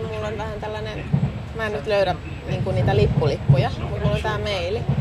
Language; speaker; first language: Finnish; native; Finnish